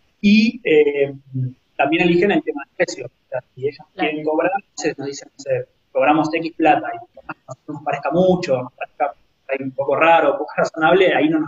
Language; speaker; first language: Spanish; native; Spanish